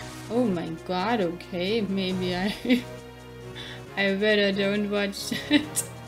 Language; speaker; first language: English; non-native, fluent; German